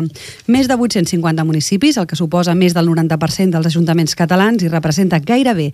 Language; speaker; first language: Catalan; native; Catalan